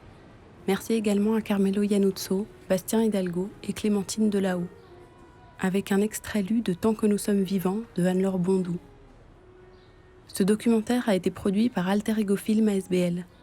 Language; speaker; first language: French; native; French